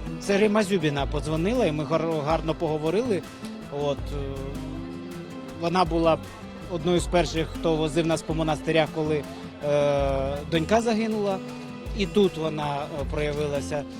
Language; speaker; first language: Ukrainian; native; Ukrainian